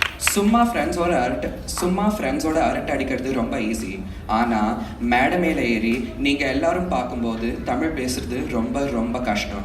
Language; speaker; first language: Tamil; early bilingual, heritage; Tamil